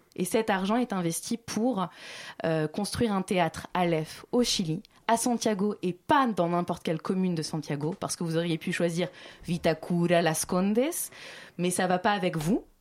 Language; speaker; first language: French; native; French